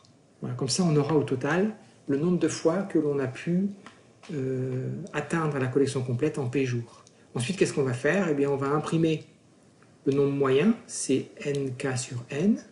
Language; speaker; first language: French; native; French